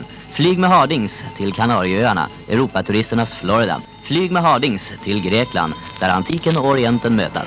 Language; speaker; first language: Swedish; native; Swedish